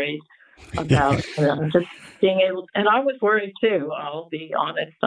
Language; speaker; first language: English; native; English